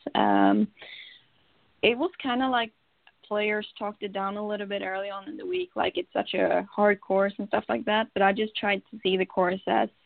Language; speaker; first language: English; non-native, fluent; Swedish